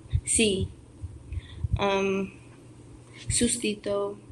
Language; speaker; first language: Spanish; non-native, learner; English